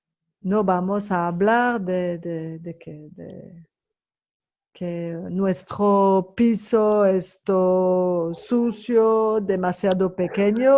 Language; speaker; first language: Spanish; non-native, fluent; French